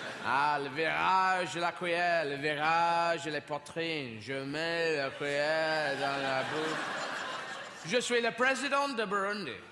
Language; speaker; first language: French; non-native, fluent; English